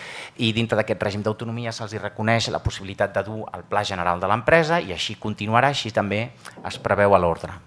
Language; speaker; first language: Catalan; native; Catalan